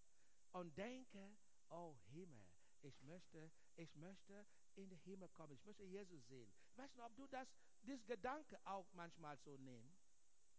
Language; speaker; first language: German; non-native, learner; English